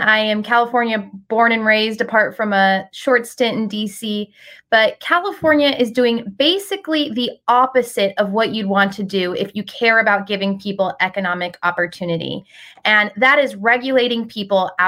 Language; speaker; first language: English; native; English